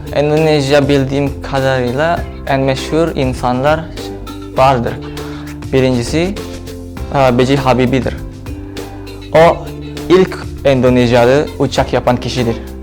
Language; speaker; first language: Turkish; non-native, learner; Indonesian